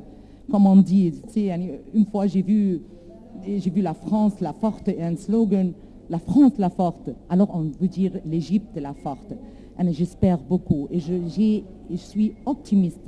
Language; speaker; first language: French; non-native, learner; Arabic